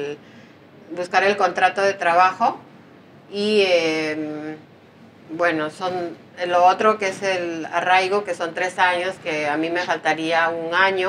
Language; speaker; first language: Spanish; native; Spanish